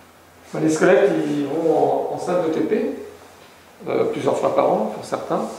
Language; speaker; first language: French; native; French